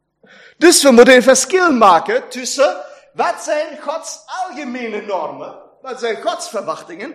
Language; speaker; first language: Dutch; non-native, fluent; German